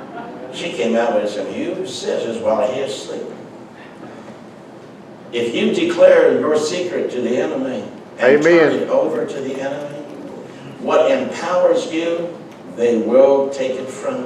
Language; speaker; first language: English; native; English